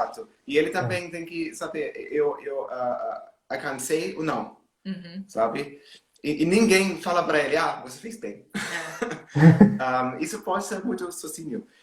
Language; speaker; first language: Portuguese; non-native, learner; German